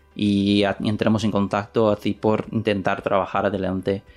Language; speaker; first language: Spanish; non-native, learner; Portuguese